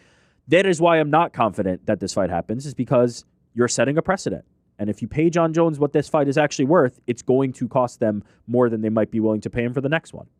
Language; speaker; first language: English; native; English